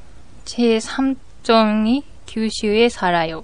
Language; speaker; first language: Korean; non-native, learner; Japanese